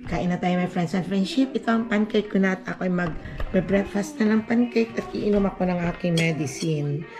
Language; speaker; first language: Filipino; non-native, local second language; Cebuano